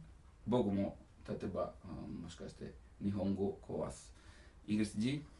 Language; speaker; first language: Japanese; non-native, learner; Italian